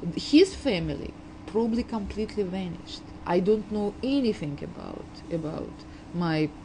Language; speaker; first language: English; non-native, fluent; Uzbek